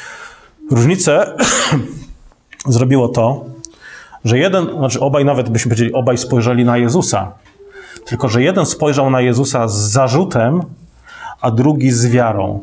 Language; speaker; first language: Polish; native; Polish